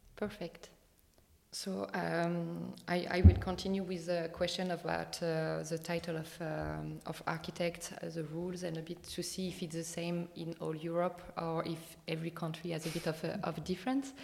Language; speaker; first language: English; non-native, fluent; French